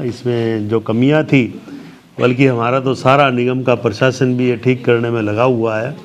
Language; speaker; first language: Hindi; native; Hindi